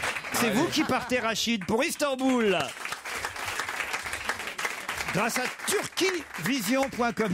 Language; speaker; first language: French; native; French